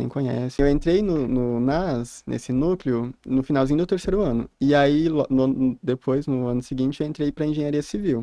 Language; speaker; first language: Portuguese; native; Portuguese